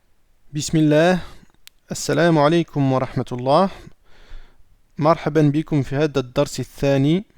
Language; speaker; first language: Arabic; non-native, fluent; French